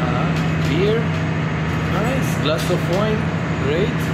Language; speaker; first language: English; non-native, fluent; Romanian